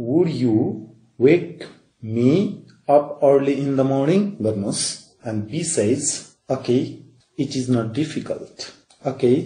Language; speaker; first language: English; non-native, local second language; Nepali